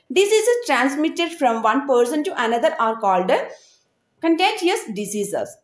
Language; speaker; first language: English; non-native, local second language; Malayalam